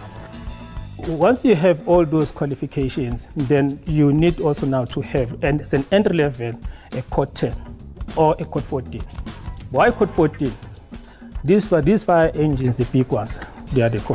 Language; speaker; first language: English; non-native, local second language; Zulu